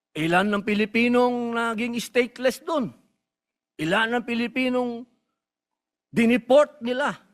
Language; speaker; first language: Filipino; native; Filipino